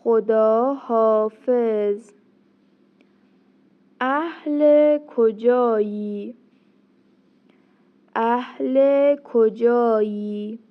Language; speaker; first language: Persian; non-native, fluent; Turkish